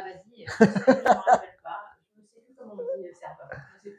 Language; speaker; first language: French; native; French